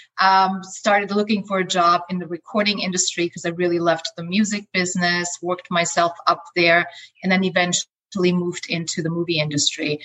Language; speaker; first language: English; non-native, fluent; German